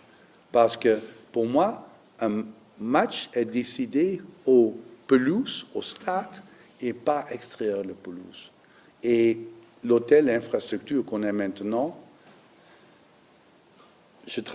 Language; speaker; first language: French; non-native, fluent; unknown